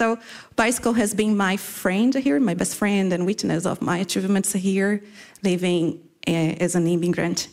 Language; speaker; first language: English; non-native, fluent; Portuguese